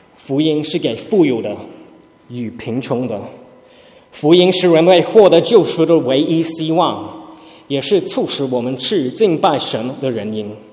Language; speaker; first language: Chinese; early bilingual, heritage; Chinese